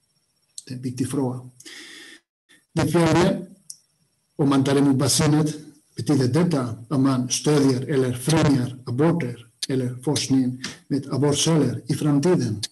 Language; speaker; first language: Swedish; non-native, fluent; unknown